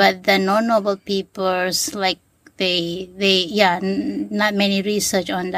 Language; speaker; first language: English; non-native, fluent; Sasak